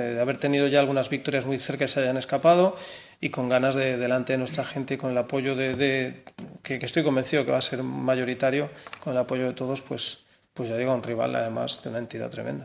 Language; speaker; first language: Spanish; native; Spanish